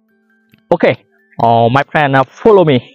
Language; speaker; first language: English; non-native, learner; Vietnamese